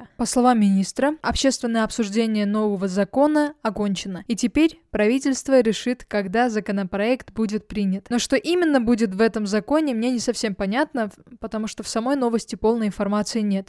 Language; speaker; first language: Russian; native; Russian